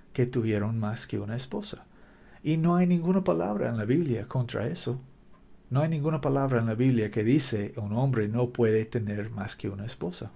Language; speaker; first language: Spanish; non-native, learner; English